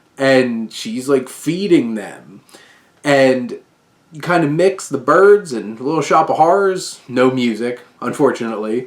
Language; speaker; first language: English; native; English